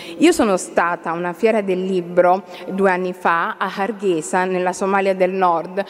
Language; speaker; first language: Italian; early bilingual, other home language; Somali